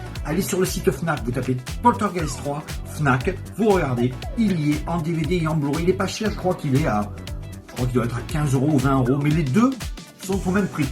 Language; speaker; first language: French; native; French